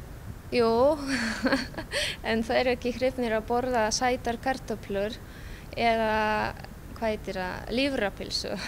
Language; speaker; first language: Icelandic; non-native, fluent; Polish